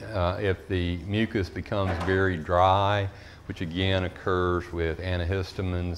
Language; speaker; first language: English; native; English